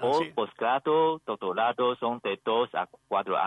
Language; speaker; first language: Spanish; non-native, learner; Chinese